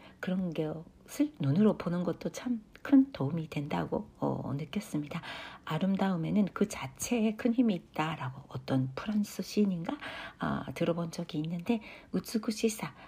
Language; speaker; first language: Korean; non-native, fluent; Japanese